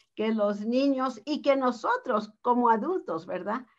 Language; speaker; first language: Spanish; early bilingual, heritage; Spanish